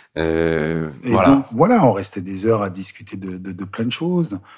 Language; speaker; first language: French; native; French